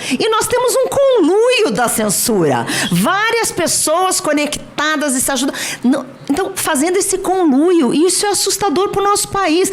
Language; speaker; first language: Portuguese; native; Portuguese